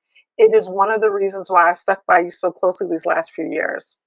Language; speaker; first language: English; native; English